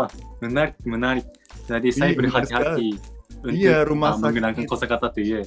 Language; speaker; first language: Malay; non-native, learner; Japanese